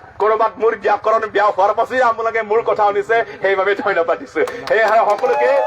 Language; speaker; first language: Assamese; non-native, local second language; Karbi